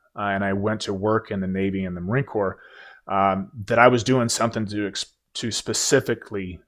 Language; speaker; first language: English; native; English